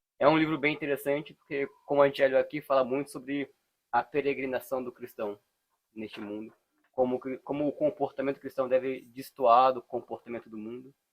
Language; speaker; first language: Portuguese; native; Portuguese